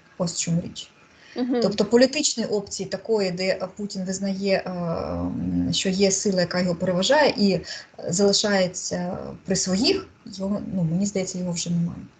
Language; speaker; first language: Ukrainian; non-native, local second language; Russian